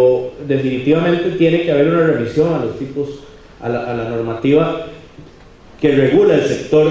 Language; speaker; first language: Spanish; native; Spanish